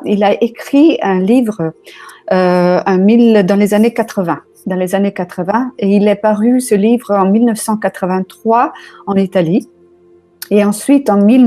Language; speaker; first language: French; non-native, fluent; Italian